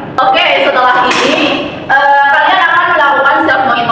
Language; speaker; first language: Indonesian; native; Indonesian